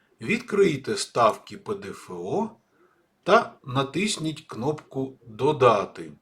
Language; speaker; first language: Ukrainian; native; Ukrainian